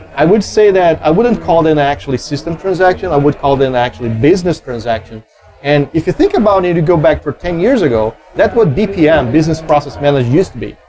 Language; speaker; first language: English; non-native, fluent; Portuguese